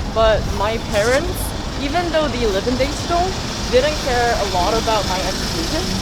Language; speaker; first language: English; non-native, fluent; Korean